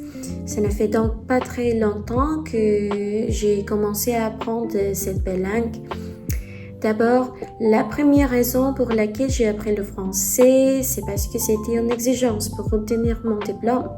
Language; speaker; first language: French; non-native, learner; Filipino